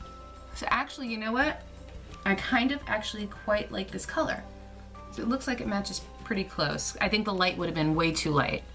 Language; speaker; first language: English; native; English